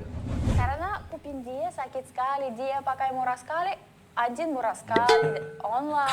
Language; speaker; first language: Indonesian; non-native, learner; Russian